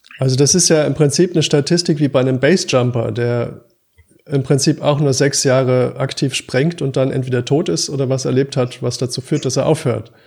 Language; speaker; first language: German; native; German